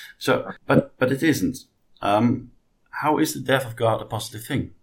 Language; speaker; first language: English; non-native, fluent; Dutch